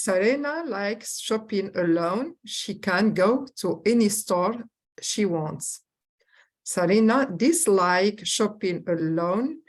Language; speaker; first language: English; non-native, learner; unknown